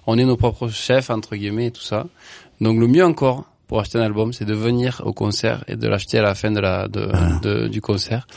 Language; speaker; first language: French; native; French